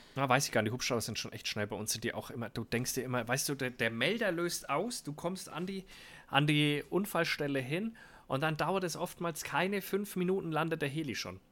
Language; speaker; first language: German; native; German